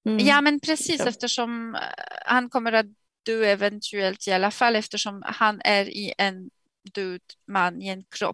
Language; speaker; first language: Swedish; non-native, fluent; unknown